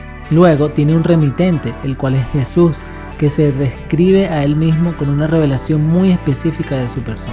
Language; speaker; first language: Spanish; native; Spanish